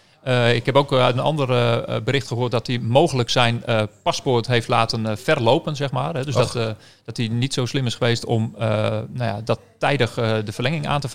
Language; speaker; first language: Dutch; native; Dutch